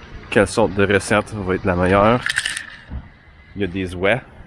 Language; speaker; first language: French; native; French